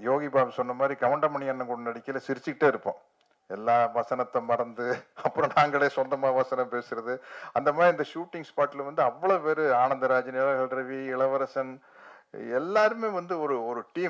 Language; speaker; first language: Tamil; native; Tamil